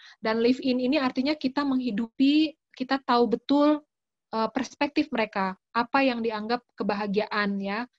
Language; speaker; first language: Indonesian; native; Indonesian